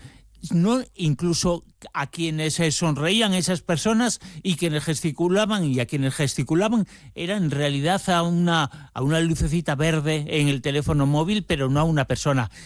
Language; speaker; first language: Spanish; native; Spanish